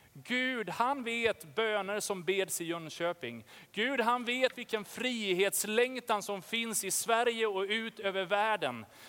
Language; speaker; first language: Swedish; native; Swedish